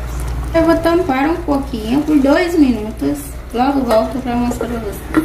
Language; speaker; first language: Portuguese; non-native, fluent; Haitian Creole